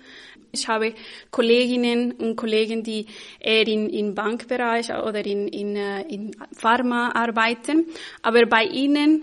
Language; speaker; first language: German; non-native, fluent; Spanish